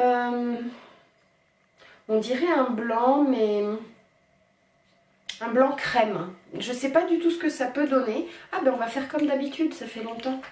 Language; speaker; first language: French; native; French